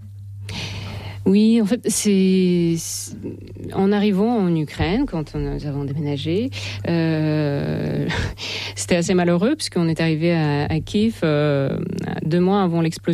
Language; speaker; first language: French; non-native, fluent; Russian